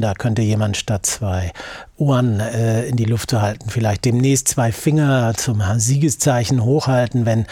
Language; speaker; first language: German; native; German